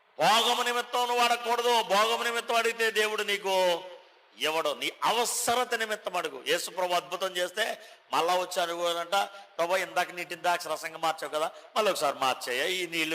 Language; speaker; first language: Telugu; native; Telugu